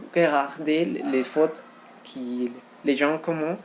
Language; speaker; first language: French; non-native, fluent; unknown